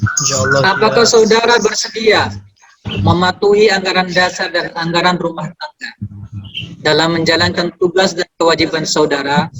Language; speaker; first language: Malay; native; Malay